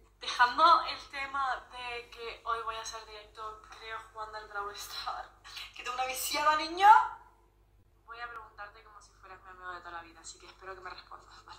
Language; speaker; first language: Spanish; native; Spanish